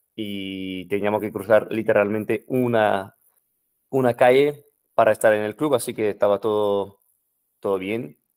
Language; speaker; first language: Spanish; non-native, fluent; French